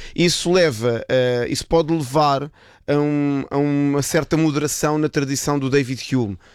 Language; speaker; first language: Portuguese; early bilingual, other home language; Spanish